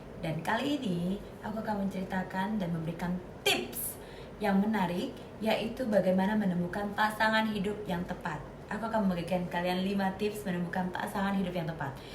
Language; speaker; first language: Indonesian; native; Indonesian